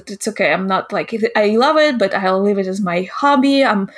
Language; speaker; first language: English; non-native, fluent; Russian